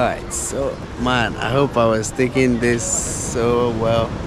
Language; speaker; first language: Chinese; non-native, learner; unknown